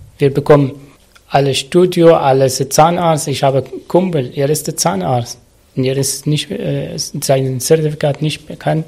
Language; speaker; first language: German; non-native, learner; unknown